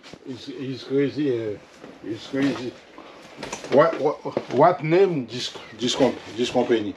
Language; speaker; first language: English; non-native, learner; French